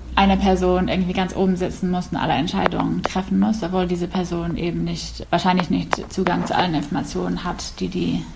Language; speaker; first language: German; non-native, fluent; English